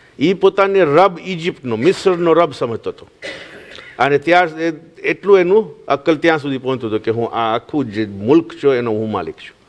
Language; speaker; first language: Gujarati; early bilingual, heritage; Gujarati